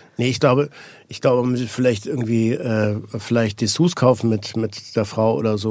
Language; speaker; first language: German; native; German